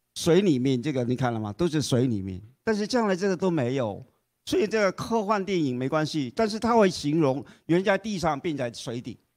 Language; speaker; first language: Chinese; non-native, fluent; Cantonese